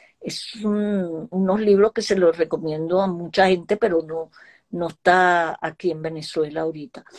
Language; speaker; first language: Spanish; early bilingual, other home language; Hebrew